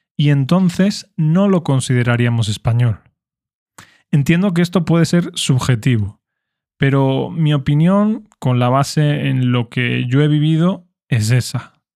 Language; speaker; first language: Spanish; native; Spanish